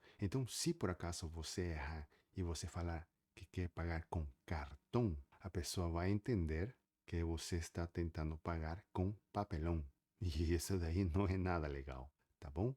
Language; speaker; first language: Portuguese; native; Portuguese